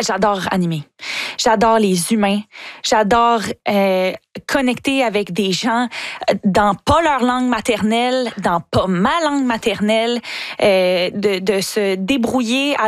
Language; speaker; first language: French; native; French